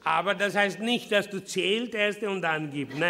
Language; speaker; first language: German; non-native, fluent; Hindi